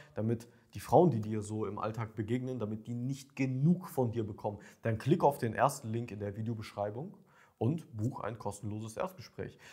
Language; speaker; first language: German; early bilingual, other home language; Ukrainian